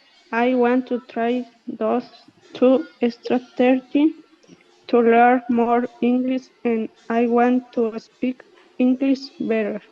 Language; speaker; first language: English; non-native, learner; Spanish